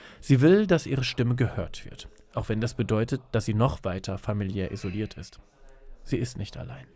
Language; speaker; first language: German; native; German